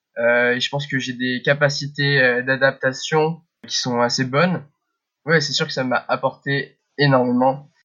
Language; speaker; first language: French; early bilingual, heritage; French